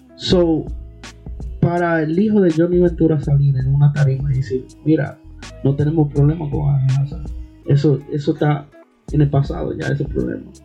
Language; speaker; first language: Spanish; early bilingual, other home language; English